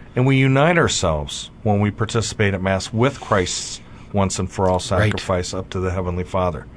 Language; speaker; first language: English; native; English